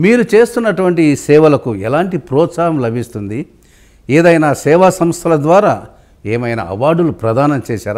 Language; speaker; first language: Telugu; native; Telugu